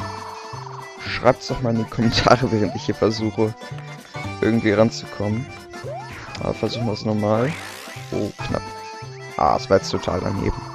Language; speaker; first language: German; native; German